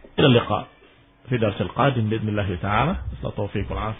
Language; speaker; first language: Arabic; non-native, fluent; Indonesian